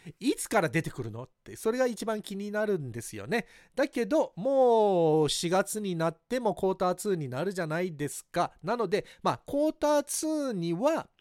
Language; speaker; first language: Japanese; early bilingual, heritage; Japanese